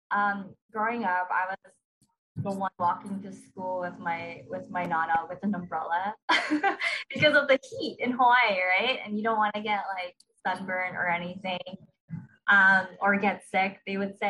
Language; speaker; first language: English; early bilingual, other home language; Iloko